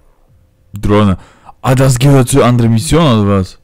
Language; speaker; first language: German; non-native, fluent; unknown